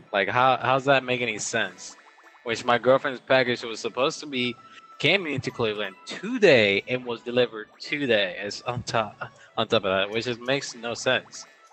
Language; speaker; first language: English; early bilingual, other home language; Spanish